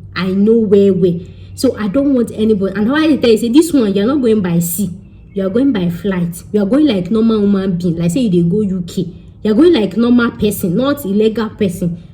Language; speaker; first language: Nigerian Pidgin; non-native, local second language; Yoruba